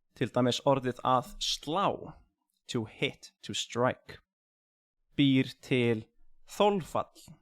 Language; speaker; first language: Icelandic; native; Icelandic